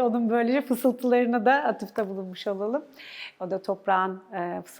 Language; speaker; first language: Turkish; native; Turkish